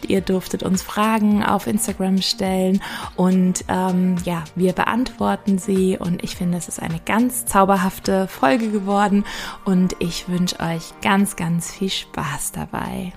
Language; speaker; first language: German; native; German